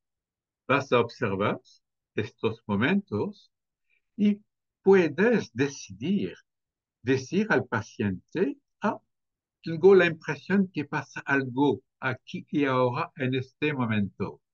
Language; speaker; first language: Spanish; non-native, fluent; French